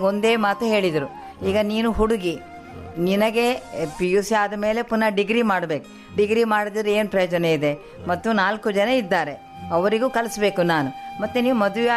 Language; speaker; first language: Kannada; native; Kannada